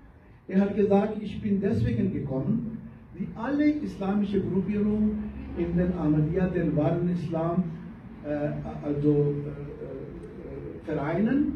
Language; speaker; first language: German; non-native, fluent; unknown